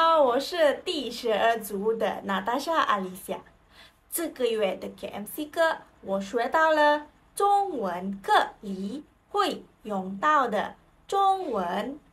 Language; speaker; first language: Chinese; non-native, learner; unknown